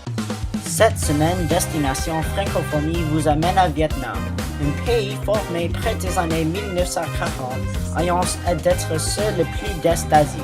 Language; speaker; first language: French; non-native, learner; English